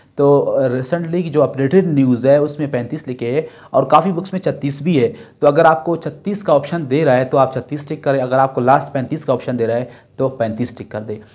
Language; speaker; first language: Urdu; non-native, local second language; Brahui